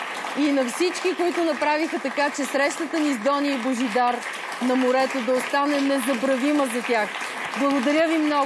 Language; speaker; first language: Bulgarian; native; Bulgarian